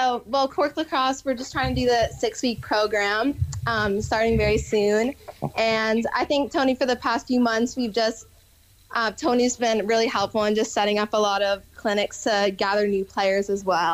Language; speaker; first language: English; native; English